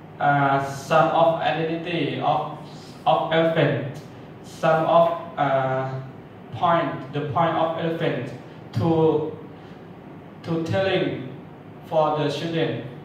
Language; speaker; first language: English; non-native, learner; Thai